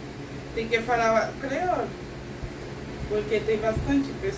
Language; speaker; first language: Portuguese; non-native, learner; Haitian Creole